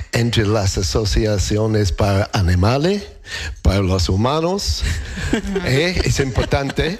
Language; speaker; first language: Spanish; non-native, learner; English